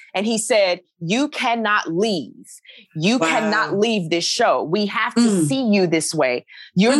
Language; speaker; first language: English; native; English